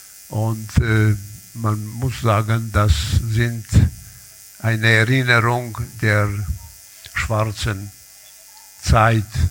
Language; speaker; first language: German; non-native, learner; Polish